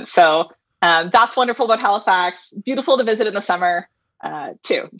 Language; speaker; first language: English; native; English